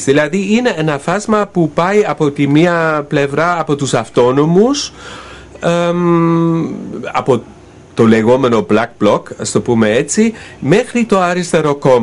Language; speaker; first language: Greek; non-native, fluent; German